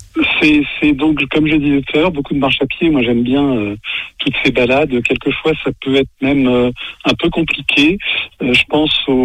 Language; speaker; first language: French; native; French